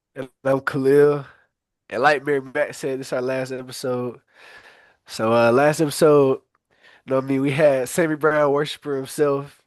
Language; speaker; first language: English; native; English